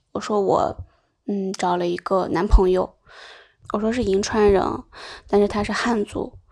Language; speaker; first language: Chinese; native; Chinese